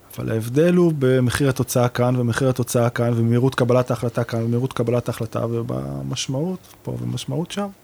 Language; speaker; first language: Hebrew; native; Hebrew